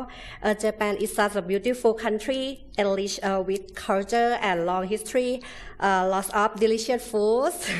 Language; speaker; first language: English; non-native, learner; Thai